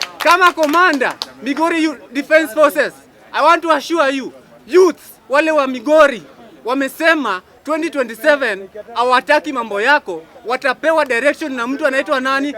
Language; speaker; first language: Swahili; non-native, local second language; Luo (Kenya and Tanzania)